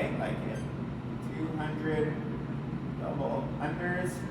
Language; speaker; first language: English; native; English